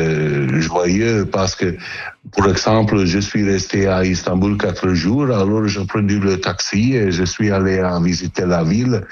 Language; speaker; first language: French; non-native, learner; Italian